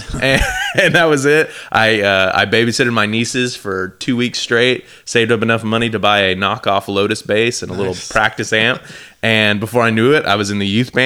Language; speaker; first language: English; native; English